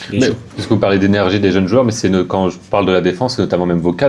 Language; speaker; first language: French; native; French